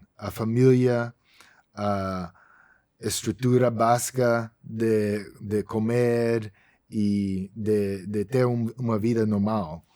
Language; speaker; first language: Portuguese; non-native, fluent; English